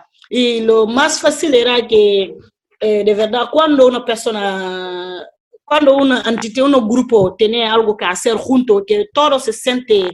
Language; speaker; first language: Spanish; non-native, learner; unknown